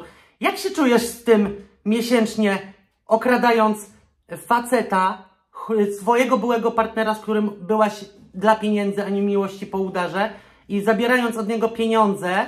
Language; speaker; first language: Polish; native; Polish